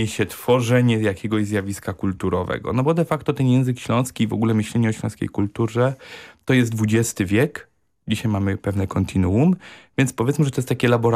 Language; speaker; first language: Polish; non-native, local second language; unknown